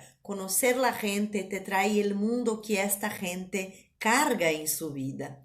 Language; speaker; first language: Spanish; non-native, fluent; Portuguese